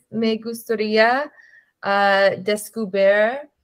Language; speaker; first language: Spanish; non-native, learner; English